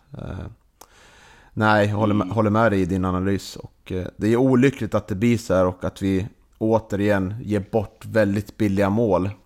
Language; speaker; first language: Swedish; native; Swedish